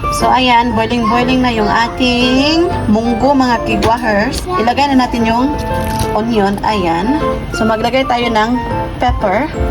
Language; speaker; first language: Filipino; non-native, local second language; Cebuano